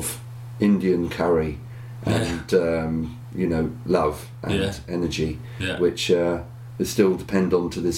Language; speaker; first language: English; native; English